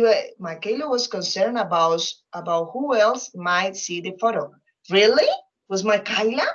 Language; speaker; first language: English; non-native, fluent; Spanish